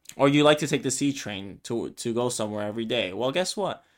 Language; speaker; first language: English; early bilingual, other home language; Spanish